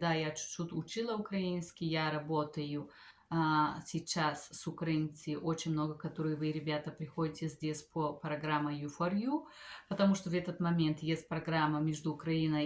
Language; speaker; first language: Russian; non-native, fluent; Bulgarian